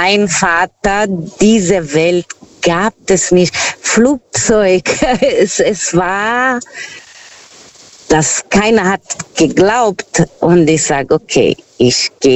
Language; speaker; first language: German; non-native, fluent; Portuguese